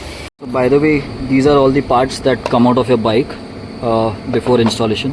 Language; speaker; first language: English; non-native, local second language; Hindi